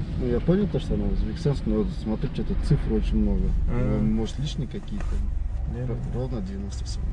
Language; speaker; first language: Russian; non-native, local second language; Kyrgyz